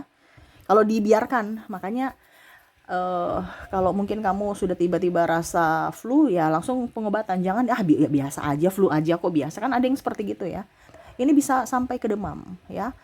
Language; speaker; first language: Indonesian; native; Indonesian